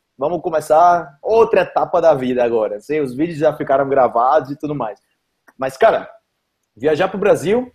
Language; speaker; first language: Portuguese; native; Portuguese